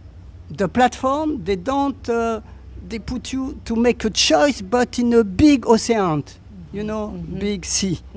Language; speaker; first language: English; non-native, learner; French